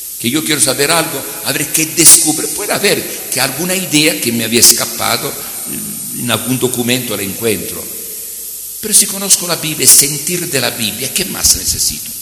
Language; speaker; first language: Spanish; non-native, fluent; Italian